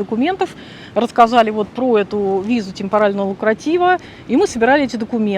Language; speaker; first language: Russian; native; Russian